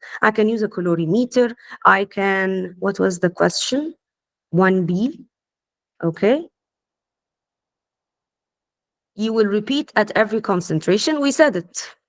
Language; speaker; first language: English; non-native, fluent; Arabic